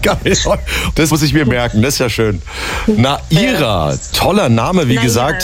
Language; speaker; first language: German; native; German